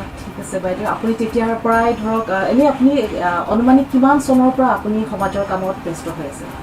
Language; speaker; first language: Assamese; native; Assamese